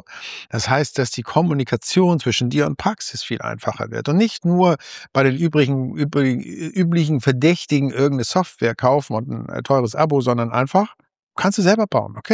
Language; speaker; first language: German; native; German